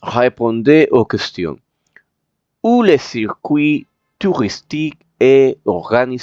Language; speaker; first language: French; non-native, fluent; Spanish